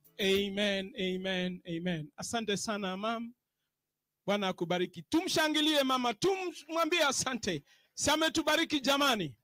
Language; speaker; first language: Swahili; non-native, local second language; Kalenjin